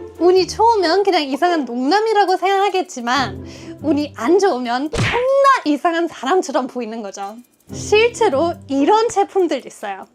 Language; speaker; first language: Korean; non-native, fluent; German